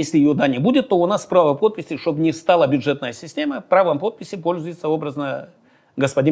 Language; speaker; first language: Russian; non-native, local second language; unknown